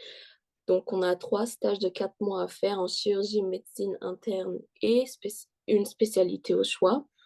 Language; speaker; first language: French; early bilingual, heritage; French